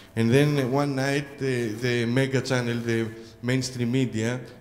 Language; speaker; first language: English; non-native, fluent; Greek